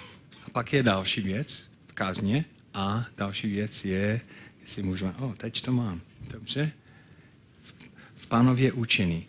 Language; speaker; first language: Czech; non-native, fluent; English